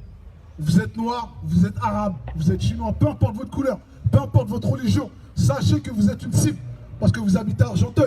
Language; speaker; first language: French; native; French